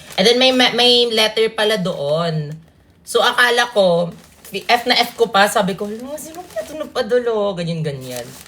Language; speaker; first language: Filipino; non-native, local second language; Cebuano